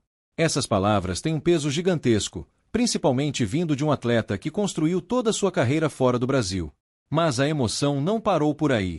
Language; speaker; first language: Portuguese; native; Portuguese